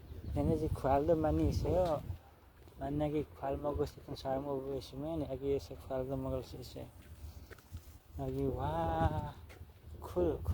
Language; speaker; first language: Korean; non-native, learner; Nepali